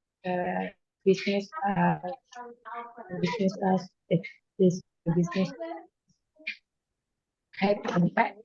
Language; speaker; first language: English; non-native, learner; Indonesian